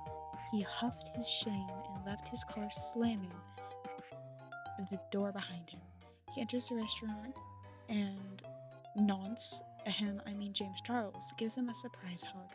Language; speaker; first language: English; native; English